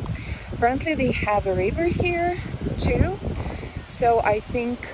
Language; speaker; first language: English; early bilingual, heritage; Russian